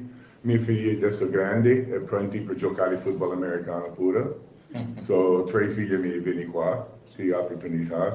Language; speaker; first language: Italian; non-native, learner; English